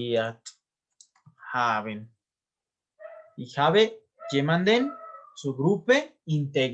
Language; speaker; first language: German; non-native, learner; Spanish